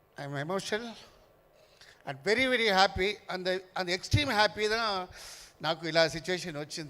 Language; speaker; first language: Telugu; non-native, local second language; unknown